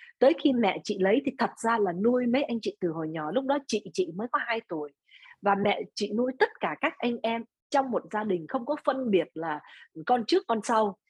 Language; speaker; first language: Vietnamese; early bilingual, other home language; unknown